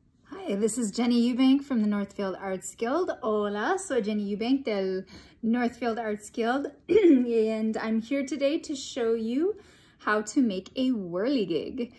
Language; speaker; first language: English; native; English